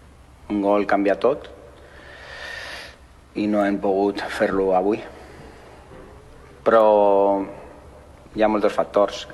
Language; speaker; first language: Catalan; non-native, fluent; Spanish